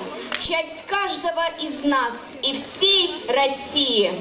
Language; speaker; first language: Russian; native; Russian